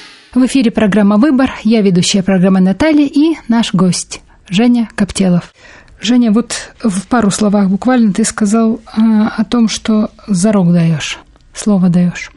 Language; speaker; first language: Russian; native; Russian